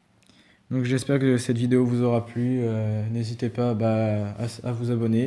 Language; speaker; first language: French; native; French